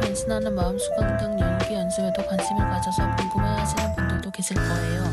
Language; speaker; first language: Korean; native; Korean